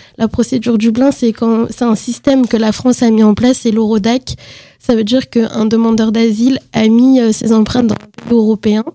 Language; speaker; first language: French; native; French